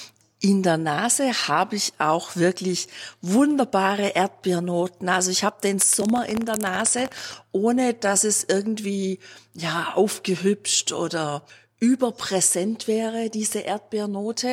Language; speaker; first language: German; native; German